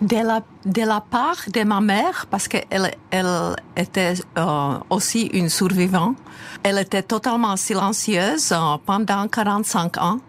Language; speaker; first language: French; non-native, fluent; Czech